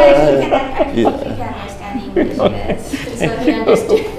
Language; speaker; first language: English; non-native, fluent; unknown